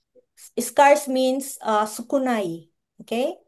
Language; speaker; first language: English; non-native, local second language; Filipino